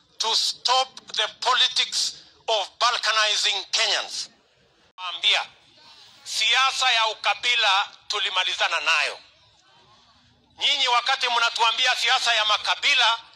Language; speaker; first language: Swahili; non-native, local second language; Kalenjin